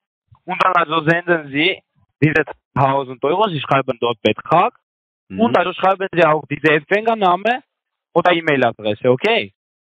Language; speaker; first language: German; non-native, learner; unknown